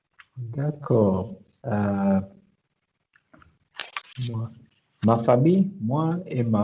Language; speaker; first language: French; non-native, learner; Arabic